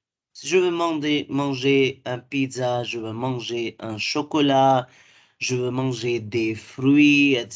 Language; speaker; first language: French; non-native, fluent; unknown